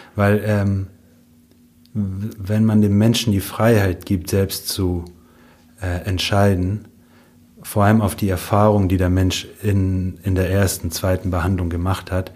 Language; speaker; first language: German; early bilingual, other home language; Russian